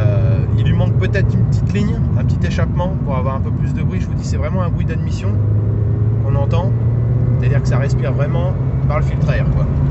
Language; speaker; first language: French; native; French